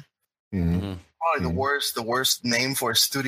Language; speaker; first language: English; non-native, fluent; Spanish